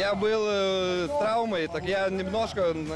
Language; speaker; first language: Russian; non-native, learner; Latvian